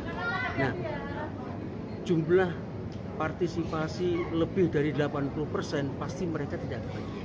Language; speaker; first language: Indonesian; native; Indonesian